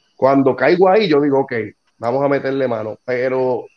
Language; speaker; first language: Spanish; native; Spanish